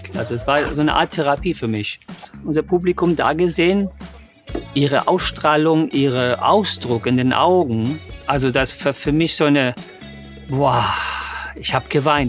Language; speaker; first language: German; non-native, fluent; English